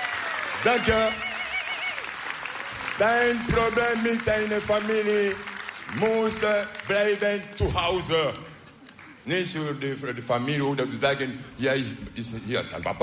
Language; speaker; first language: Dutch; non-native, learner; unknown